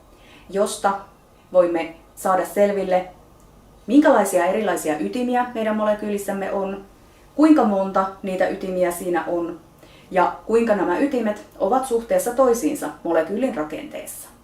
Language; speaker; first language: Finnish; native; Finnish